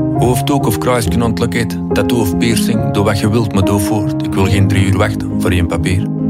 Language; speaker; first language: Dutch; native; Dutch